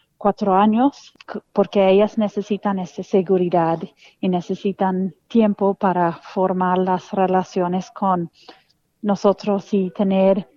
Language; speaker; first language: Spanish; non-native, fluent; English